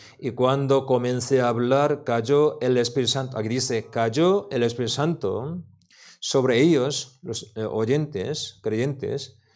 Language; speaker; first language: Spanish; non-native, learner; Korean